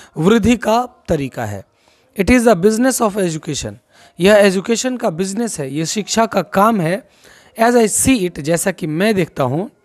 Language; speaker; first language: Hindi; non-native, local second language; Maithili